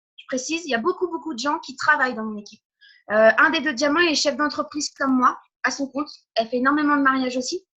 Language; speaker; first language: French; early bilingual, other home language; Portuguese